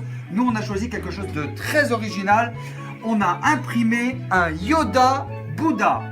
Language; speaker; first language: French; native; French